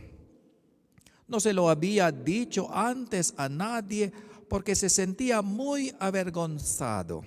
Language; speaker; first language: Spanish; non-native, learner; Filipino